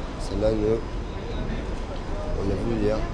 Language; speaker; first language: French; native; French